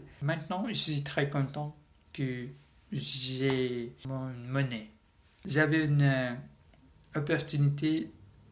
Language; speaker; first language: French; non-native, learner; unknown